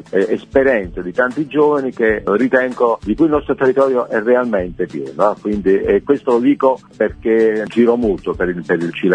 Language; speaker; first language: Italian; native; Italian